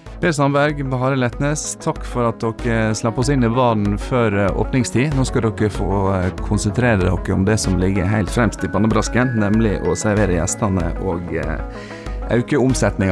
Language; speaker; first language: Norwegian; native; Norwegian